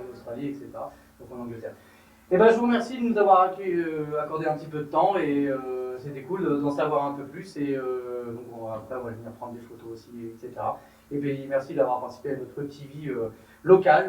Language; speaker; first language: French; native; French